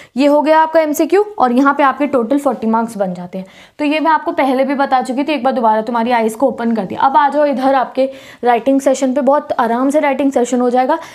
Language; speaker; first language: Hindi; native; Hindi